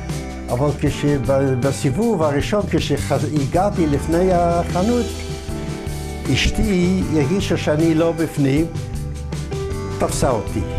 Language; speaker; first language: Hebrew; non-native, fluent; Yiddish